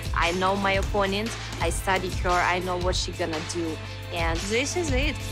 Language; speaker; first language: English; non-native, fluent; Russian